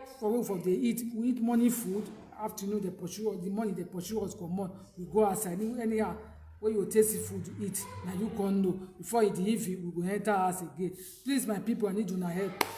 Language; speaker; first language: Nigerian Pidgin; non-native, local second language; Bini